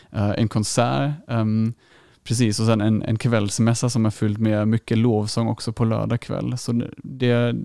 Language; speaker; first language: Swedish; non-native, fluent; German